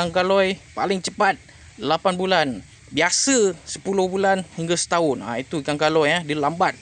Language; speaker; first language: Malay; native; Malay